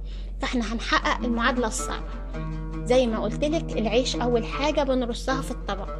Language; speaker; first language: Arabic; native; Arabic